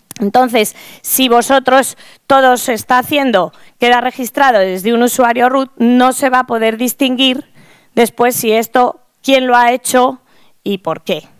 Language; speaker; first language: Spanish; native; Spanish